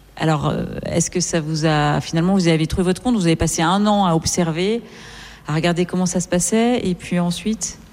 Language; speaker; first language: French; native; French